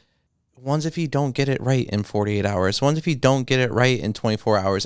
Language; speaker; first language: English; native; English